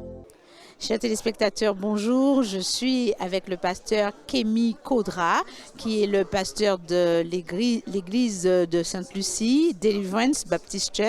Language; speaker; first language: French; native; French